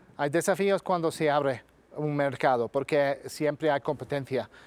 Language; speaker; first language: Spanish; non-native, fluent; English